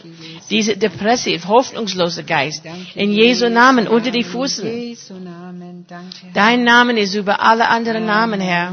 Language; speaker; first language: German; non-native, fluent; English